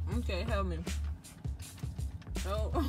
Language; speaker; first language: English; non-native, learner; Spanish